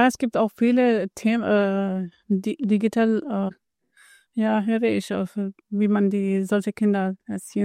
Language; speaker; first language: German; non-native, learner; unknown